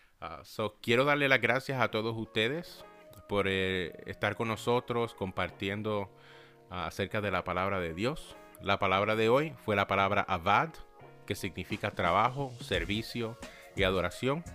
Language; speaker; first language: Spanish; early bilingual, heritage; Spanish